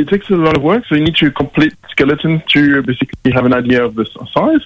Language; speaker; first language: English; non-native, fluent; French